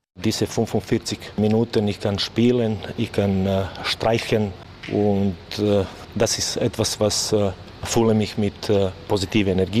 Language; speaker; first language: German; non-native, learner; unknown